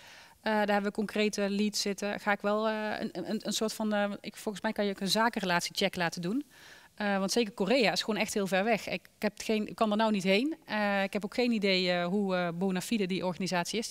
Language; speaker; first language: Dutch; native; Dutch